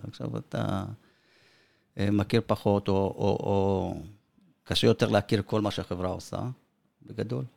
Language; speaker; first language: Hebrew; early bilingual, other home language; Spanish